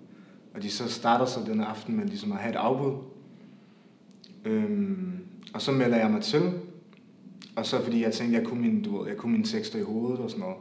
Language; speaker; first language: Danish; native; Danish